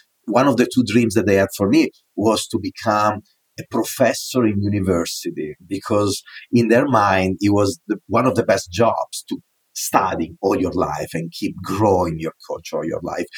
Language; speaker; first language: English; non-native, fluent; Italian